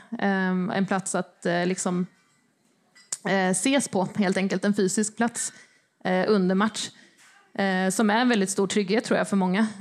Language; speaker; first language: Swedish; native; Swedish